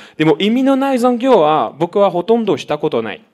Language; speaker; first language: Japanese; non-native, fluent; French